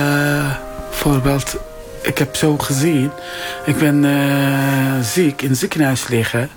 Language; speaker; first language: Dutch; non-native, learner; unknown